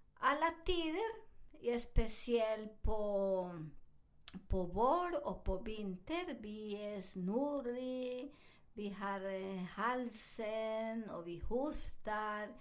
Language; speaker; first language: Swedish; non-native, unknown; Spanish